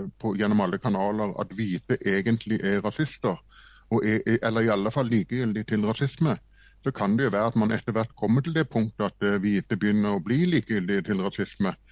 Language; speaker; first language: Norwegian; native; Norwegian